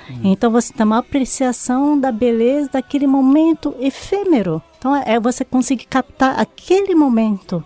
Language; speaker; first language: Portuguese; early bilingual, other home language; Japanese